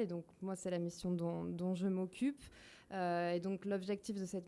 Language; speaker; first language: French; native; French